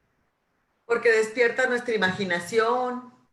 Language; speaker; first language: Spanish; native; Spanish